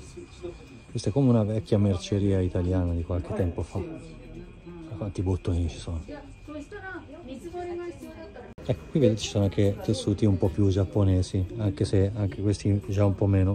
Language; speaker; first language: Italian; native; Italian